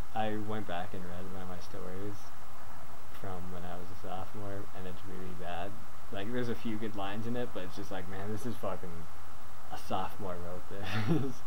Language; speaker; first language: English; native; English